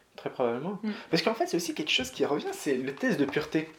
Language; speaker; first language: French; non-native, local second language; Arabic